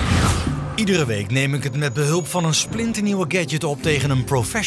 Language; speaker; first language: Dutch; native; Dutch